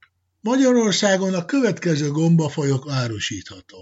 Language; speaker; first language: Hungarian; native; Hungarian